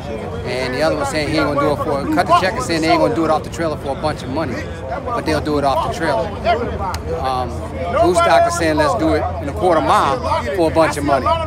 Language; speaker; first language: English; native; English